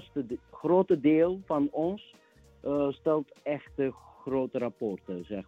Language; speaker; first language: Dutch; non-native, fluent; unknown